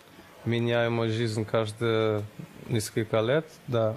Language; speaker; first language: Russian; non-native, learner; German